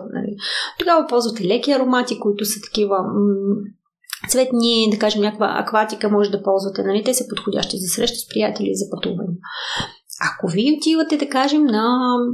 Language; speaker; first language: Bulgarian; early bilingual, heritage; Russian